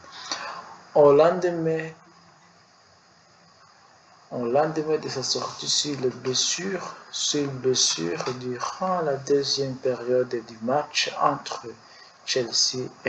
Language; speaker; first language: French; non-native, learner; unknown